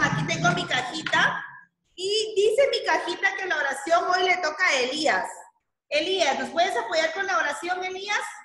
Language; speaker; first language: Spanish; native; Spanish